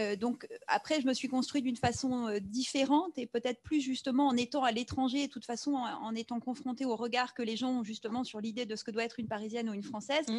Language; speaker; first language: French; native; French